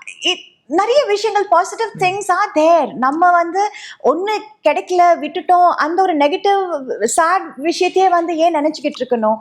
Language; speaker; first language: Tamil; native; Tamil